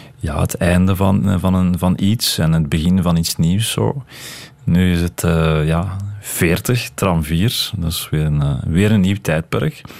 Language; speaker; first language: Dutch; early bilingual, other home language; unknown